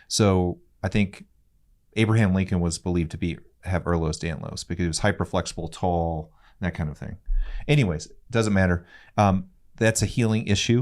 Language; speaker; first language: English; native; English